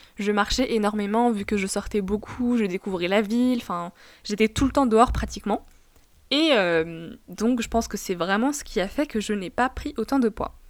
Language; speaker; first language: French; non-native, local second language; Arabic